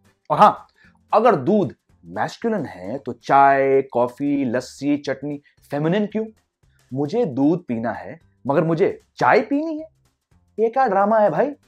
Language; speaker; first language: Hindi; non-native, local second language; English